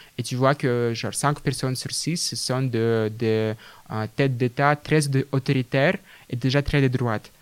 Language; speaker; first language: French; non-native, fluent; Russian